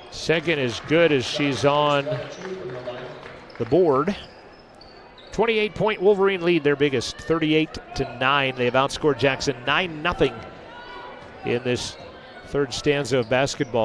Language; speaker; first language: English; native; English